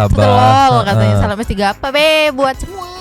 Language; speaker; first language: Indonesian; native; Indonesian